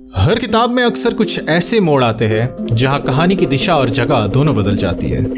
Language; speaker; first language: Hindi; non-native, local second language; Bangla